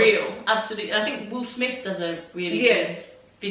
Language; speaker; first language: English; native; English